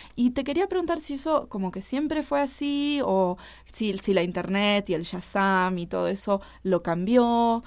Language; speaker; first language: Spanish; native; Spanish